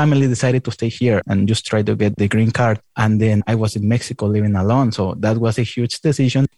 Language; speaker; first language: English; non-native, fluent; Spanish